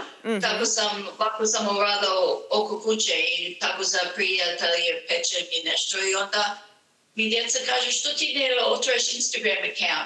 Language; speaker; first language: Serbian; early bilingual, heritage; Serbian